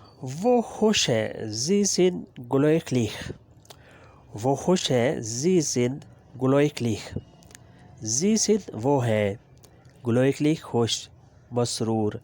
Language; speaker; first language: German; non-native, learner; Urdu